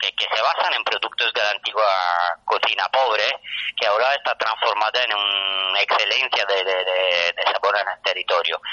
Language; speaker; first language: Spanish; non-native, fluent; Italian